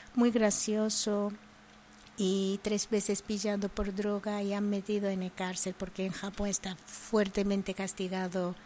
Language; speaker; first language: Spanish; non-native, fluent; Japanese